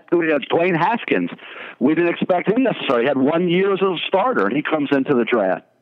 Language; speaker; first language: English; native; English